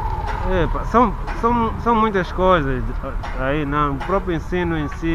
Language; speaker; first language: Portuguese; non-native, local second language; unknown